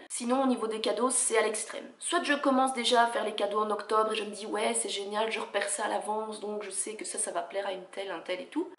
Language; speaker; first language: French; native; French